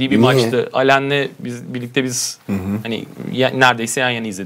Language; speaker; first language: Turkish; native; Turkish